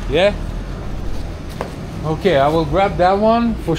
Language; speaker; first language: English; non-native, learner; Lithuanian